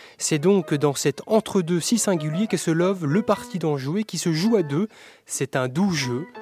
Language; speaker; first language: French; native; French